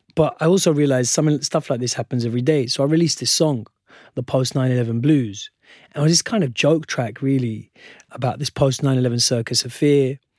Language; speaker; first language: English; non-native, local second language; Urdu